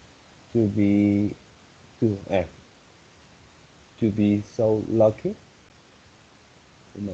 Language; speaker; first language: English; non-native, fluent; Spanish